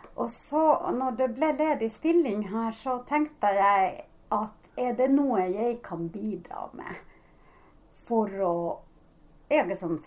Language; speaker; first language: Norwegian; non-native, fluent; Finnish